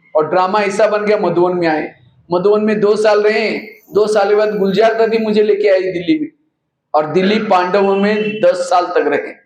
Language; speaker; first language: Hindi; non-native, local second language; Marathi